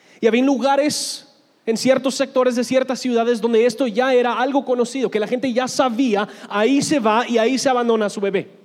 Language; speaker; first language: Spanish; non-native, fluent; English